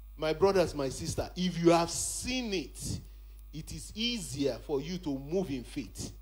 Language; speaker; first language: English; non-native, local second language; Yoruba